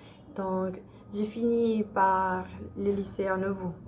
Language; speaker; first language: French; non-native, learner; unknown